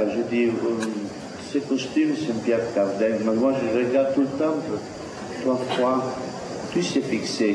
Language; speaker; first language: French; non-native, fluent; Italian